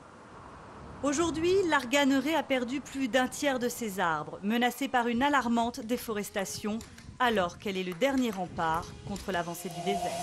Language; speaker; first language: French; native; French